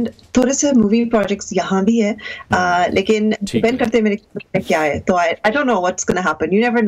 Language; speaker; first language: Hindi; early bilingual, heritage; Hindi